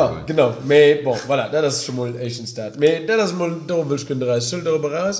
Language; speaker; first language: German; native; German